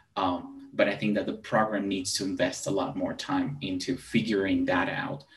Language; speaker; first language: English; non-native, fluent; Spanish